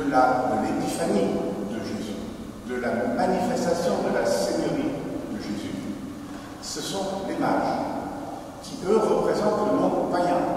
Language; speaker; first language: French; native; French